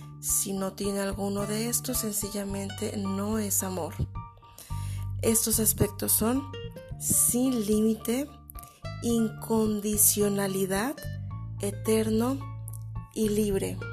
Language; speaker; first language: Spanish; native; Spanish